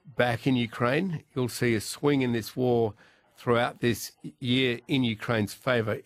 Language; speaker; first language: English; native; English